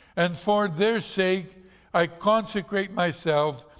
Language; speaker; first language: English; non-native, fluent; Portuguese